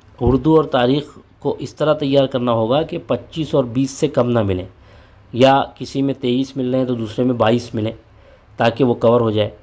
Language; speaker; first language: Urdu; native; Urdu